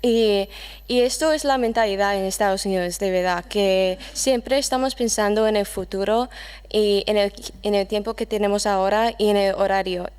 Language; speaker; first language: Spanish; non-native, fluent; English